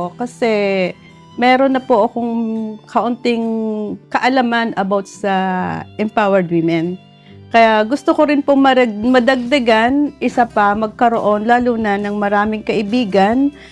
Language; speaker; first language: Filipino; native; Filipino